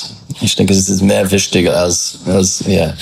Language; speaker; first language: German; non-native, fluent; English